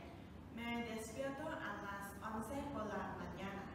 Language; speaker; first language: Spanish; non-native, learner; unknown